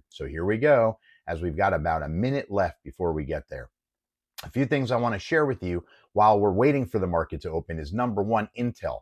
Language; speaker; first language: English; native; English